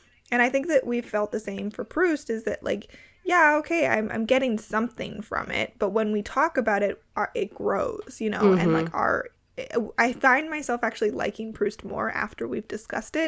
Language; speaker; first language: English; native; English